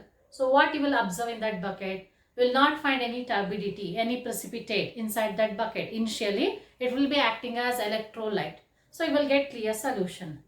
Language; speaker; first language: English; non-native, local second language; Kannada